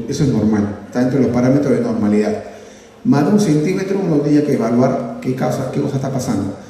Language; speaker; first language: Spanish; native; Spanish